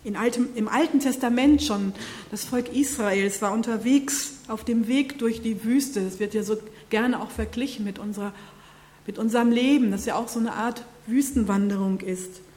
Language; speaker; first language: German; native; German